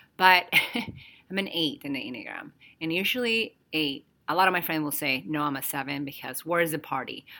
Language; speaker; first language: English; non-native, fluent; Spanish